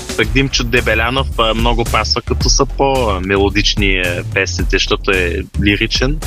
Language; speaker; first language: Bulgarian; early bilingual, heritage; Bulgarian